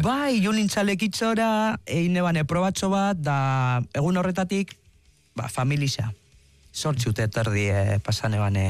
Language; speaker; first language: Basque; native; Basque